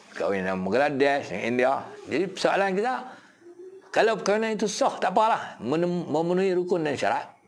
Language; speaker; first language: Malay; native; Malay